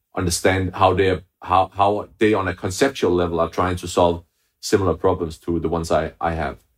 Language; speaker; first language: English; non-native, fluent; Danish